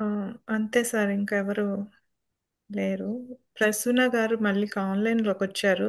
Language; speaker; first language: Telugu; native; Telugu